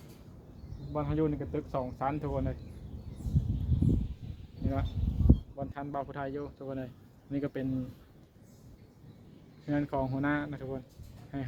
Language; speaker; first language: Thai; non-native, local second language; Northeastern Thai